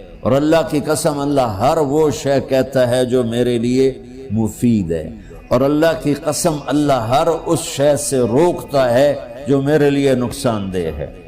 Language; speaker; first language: Urdu; non-native, local second language; Punjabi